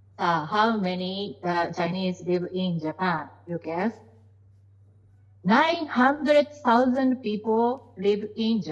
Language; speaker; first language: English; non-native, learner; Japanese